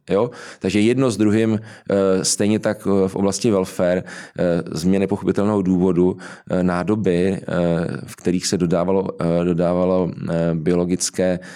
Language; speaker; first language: Czech; native; Czech